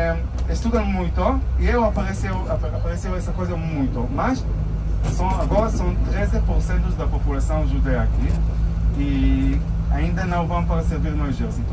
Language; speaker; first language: Portuguese; non-native, fluent; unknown